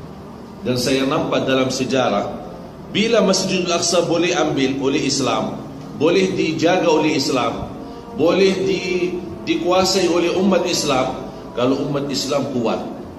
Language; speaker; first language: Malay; non-native, fluent; Arabic